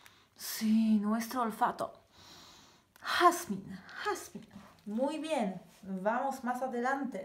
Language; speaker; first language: Spanish; non-native, fluent; Polish